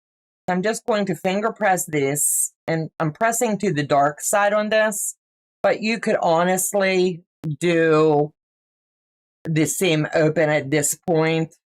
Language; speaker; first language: English; native; English